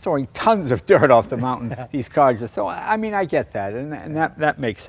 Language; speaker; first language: English; native; English